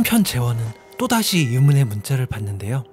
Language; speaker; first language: Korean; native; Korean